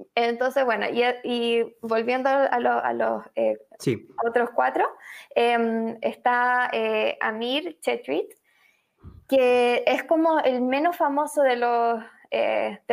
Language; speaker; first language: Spanish; native; Spanish